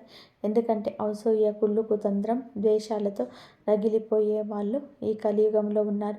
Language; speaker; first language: Telugu; native; Telugu